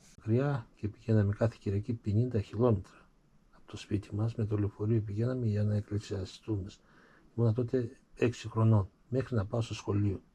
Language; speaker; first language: Greek; early bilingual, heritage; Greek